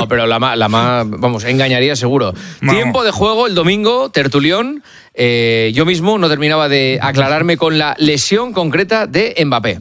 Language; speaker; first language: Spanish; native; Spanish